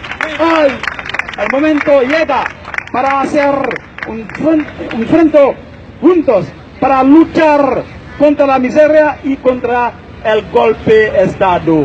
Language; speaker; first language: Spanish; non-native, fluent; Haitian Creole